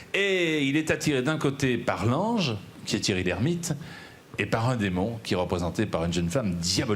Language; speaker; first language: French; native; French